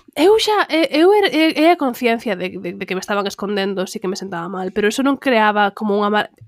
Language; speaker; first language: Galician; non-native, local second language; Spanish